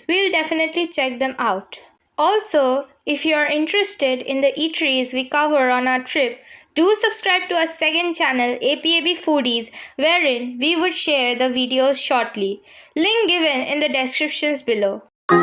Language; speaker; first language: English; non-native, local second language; Bangla